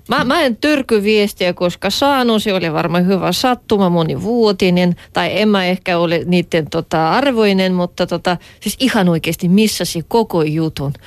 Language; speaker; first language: Finnish; non-native, fluent; Russian